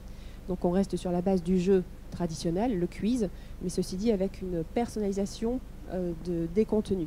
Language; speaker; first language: French; native; French